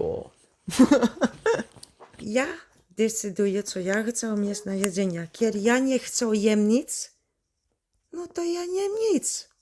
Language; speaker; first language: Polish; non-native, learner; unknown